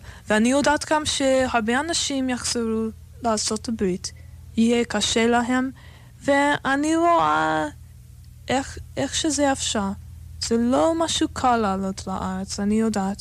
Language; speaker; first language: Hebrew; non-native, fluent; English